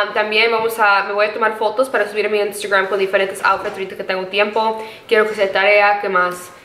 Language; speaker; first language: Spanish; early bilingual, heritage; Spanish